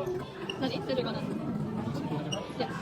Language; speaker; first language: Japanese; non-native, learner; English